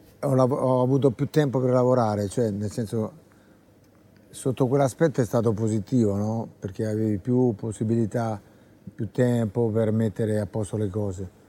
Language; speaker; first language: Italian; native; Italian